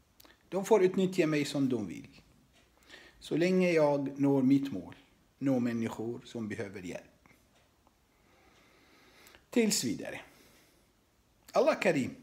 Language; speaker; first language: Swedish; non-native, fluent; Arabic